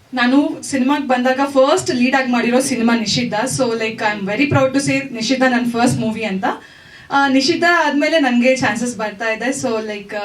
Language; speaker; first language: Kannada; native; Kannada